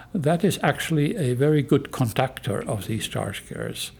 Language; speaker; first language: English; non-native, fluent; German